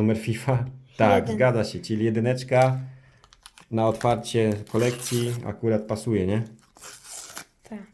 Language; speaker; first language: Polish; early bilingual, heritage; Polish